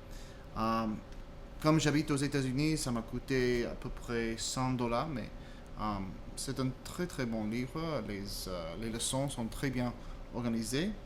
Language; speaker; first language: French; non-native, fluent; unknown